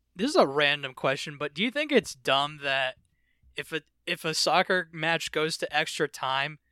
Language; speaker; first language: English; early bilingual, other home language; Filipino